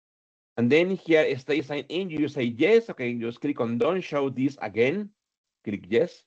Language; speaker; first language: English; non-native, fluent; Spanish